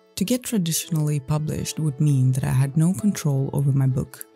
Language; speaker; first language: English; non-native, fluent; Swedish